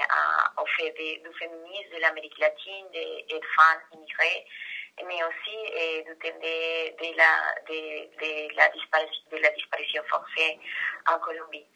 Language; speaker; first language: French; non-native, fluent; Spanish